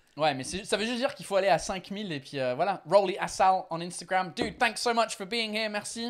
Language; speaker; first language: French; non-native, fluent; English